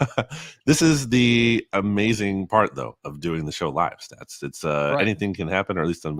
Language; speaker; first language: English; native; English